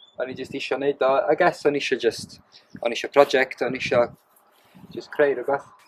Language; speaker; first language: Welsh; native; Welsh